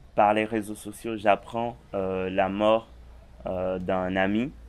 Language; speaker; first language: French; native; French